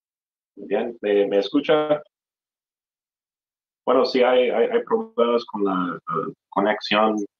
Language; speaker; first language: Spanish; non-native, fluent; English